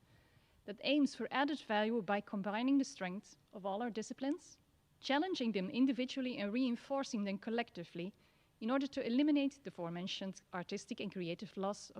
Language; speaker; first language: English; non-native, fluent; Dutch